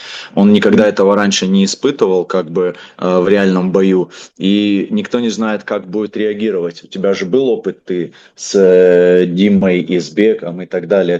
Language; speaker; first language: Russian; native; Russian